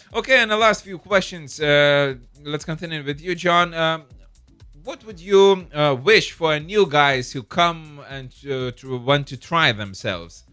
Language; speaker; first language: English; non-native, fluent; Lithuanian